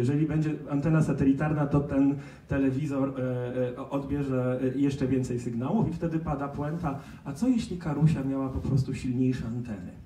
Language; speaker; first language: Polish; native; Polish